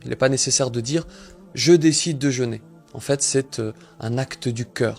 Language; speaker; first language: French; native; French